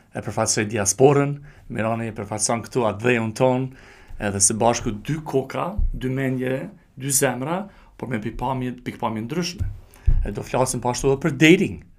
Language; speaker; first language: Albanian; early bilingual, heritage; Albanian